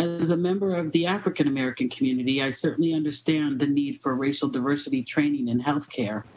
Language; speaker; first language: English; native; English